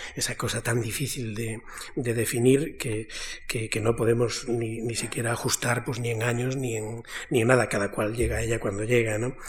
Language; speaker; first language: Spanish; native; Spanish